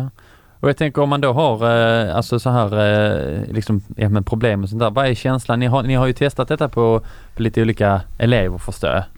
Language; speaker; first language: Swedish; native; Swedish